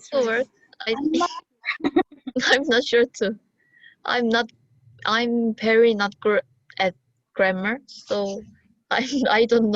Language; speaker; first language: English; non-native, learner; Korean